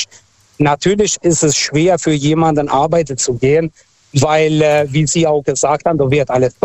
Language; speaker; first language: German; non-native, fluent; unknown